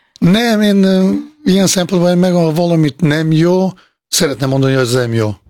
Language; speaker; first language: Hungarian; non-native, fluent; Bosnian